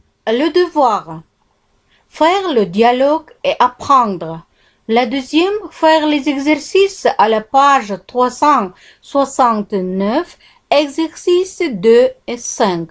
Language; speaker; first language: French; non-native, fluent; Kazakh